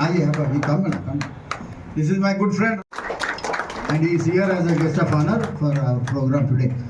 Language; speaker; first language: English; non-native, local second language; Telugu